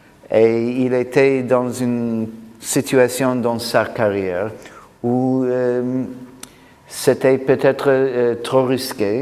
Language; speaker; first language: French; non-native, fluent; English